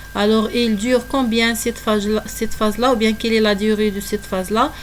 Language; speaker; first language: French; non-native, local second language; Arabic